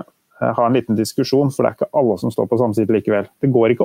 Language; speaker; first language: Norwegian; native; Norwegian